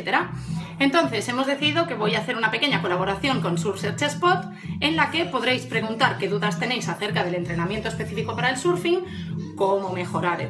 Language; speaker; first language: Spanish; native; Spanish